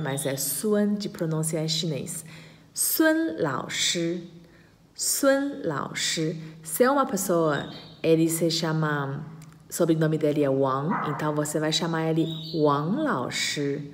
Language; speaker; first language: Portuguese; non-native, fluent; Chinese